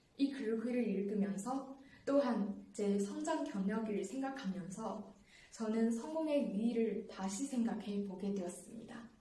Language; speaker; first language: Korean; non-native, fluent; Chinese